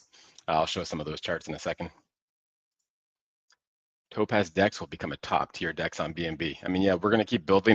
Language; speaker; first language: English; native; English